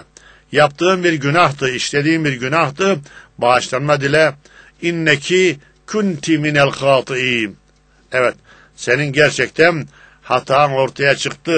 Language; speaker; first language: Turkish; native; Turkish